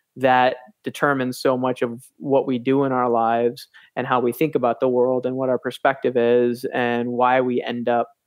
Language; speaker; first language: English; native; English